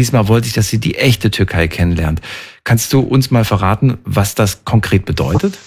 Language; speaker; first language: German; native; German